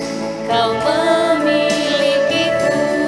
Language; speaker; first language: Indonesian; native; Indonesian